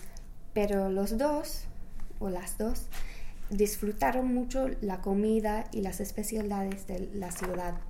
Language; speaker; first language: Spanish; non-native, fluent; English